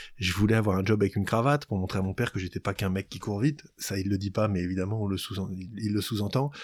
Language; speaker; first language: French; native; French